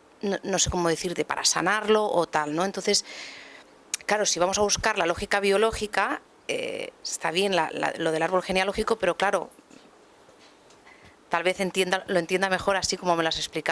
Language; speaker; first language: Spanish; native; Spanish